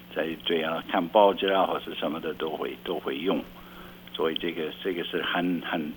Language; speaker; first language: Chinese; non-native, fluent; Dutch